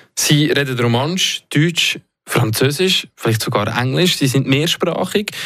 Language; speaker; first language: German; native; German